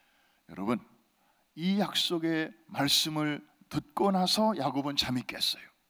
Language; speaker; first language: Korean; native; Korean